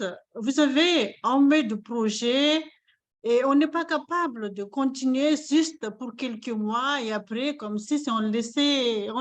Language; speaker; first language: French; non-native, local second language; Malagasy